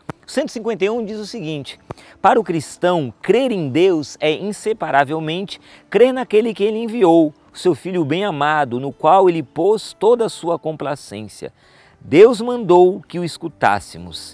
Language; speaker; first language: Portuguese; native; Portuguese